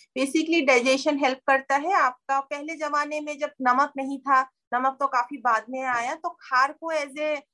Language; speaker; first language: Hindi; non-native, local second language; Assamese